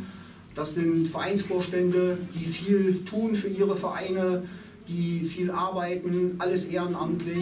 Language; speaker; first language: German; native; German